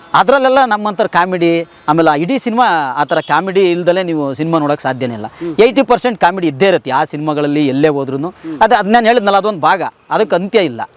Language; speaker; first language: Kannada; native; Kannada